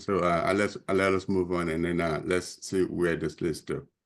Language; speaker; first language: English; native; English